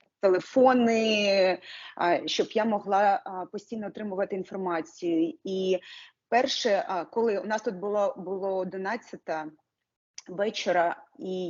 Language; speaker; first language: Ukrainian; non-native, local second language; Russian